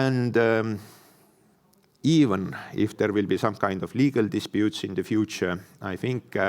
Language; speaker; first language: English; non-native, fluent; Estonian